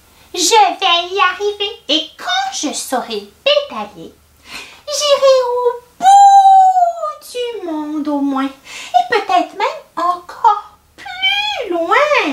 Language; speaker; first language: French; native; French